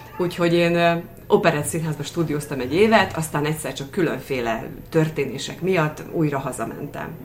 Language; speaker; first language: Hungarian; native; Hungarian